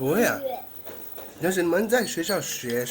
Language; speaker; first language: Chinese; non-native, learner; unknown